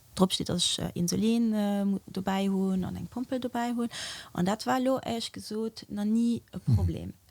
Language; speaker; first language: Luxembourgish; early bilingual, other home language; Portuguese